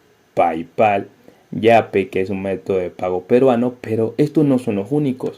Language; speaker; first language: Spanish; native; Spanish